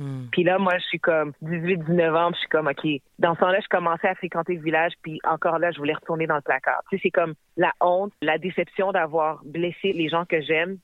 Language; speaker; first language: French; native; French